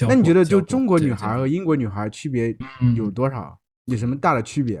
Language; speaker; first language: Chinese; native; Chinese